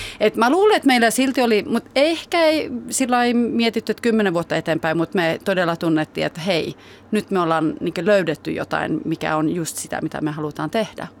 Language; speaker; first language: Finnish; early bilingual, heritage; Finnish